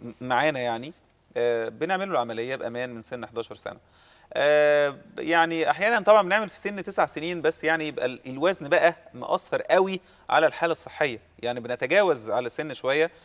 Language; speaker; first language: Arabic; native; Arabic